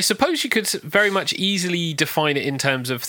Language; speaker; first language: English; native; English